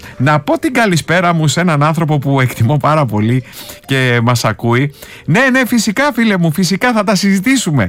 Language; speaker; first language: Greek; native; Greek